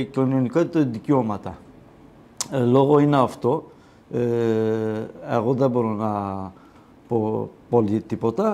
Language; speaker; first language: Greek; non-native, learner; Kurdish